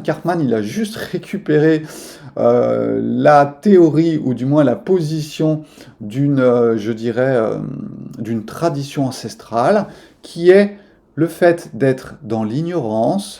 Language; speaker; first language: French; native; French